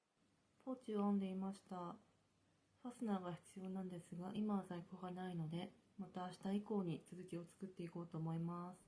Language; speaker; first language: Japanese; native; Japanese